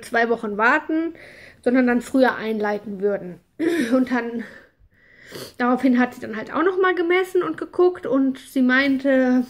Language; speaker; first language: German; native; German